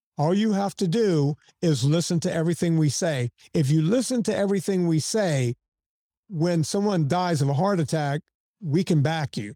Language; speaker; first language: English; native; English